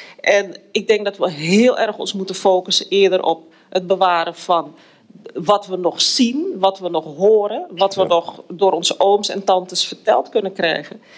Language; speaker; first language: Dutch; native; Dutch